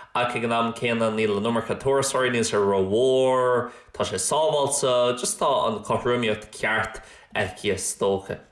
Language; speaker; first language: Irish; non-native, local second language; English